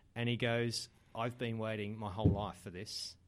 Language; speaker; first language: English; native; English